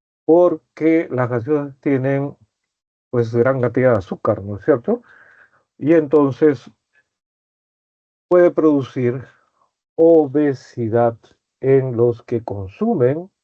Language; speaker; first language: Spanish; native; Spanish